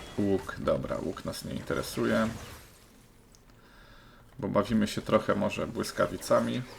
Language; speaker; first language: Polish; native; Polish